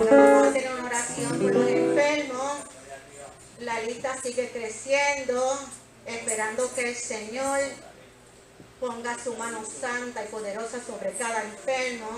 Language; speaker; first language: Spanish; native; Spanish